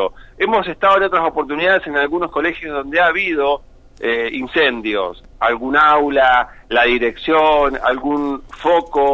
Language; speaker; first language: Spanish; native; Spanish